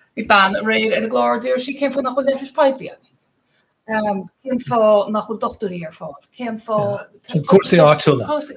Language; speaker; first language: Irish; native; Irish